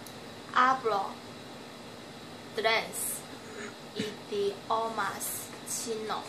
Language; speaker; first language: Spanish; non-native, learner; Chinese